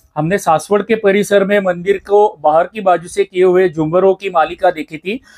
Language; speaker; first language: Hindi; non-native, local second language; Marathi